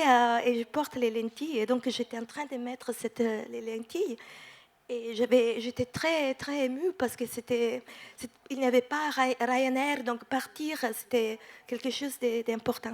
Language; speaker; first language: French; non-native, fluent; Italian